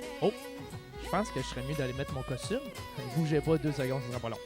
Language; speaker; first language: French; native; French